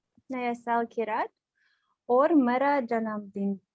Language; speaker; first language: Hindi; non-native, learner; Russian